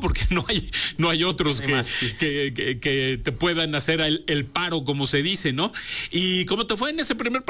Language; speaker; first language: Spanish; native; Spanish